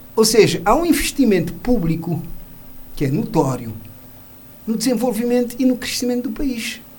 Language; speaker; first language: Portuguese; non-native, local second language; Kabuverdianu